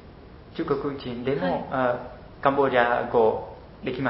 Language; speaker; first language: Japanese; non-native, learner; Khmer